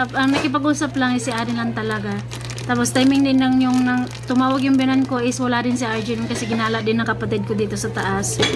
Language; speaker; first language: Filipino; non-native, local second language; Cebuano